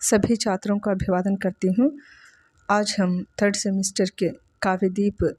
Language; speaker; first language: Hindi; non-native, local second language; Telugu